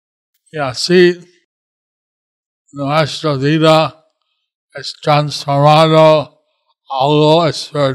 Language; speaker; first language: Spanish; non-native, learner; English